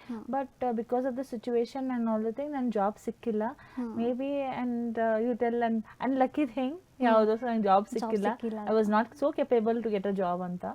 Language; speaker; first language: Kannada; non-native, learner; Hindi